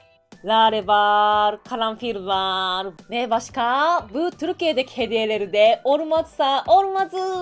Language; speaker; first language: Turkish; non-native, learner; Japanese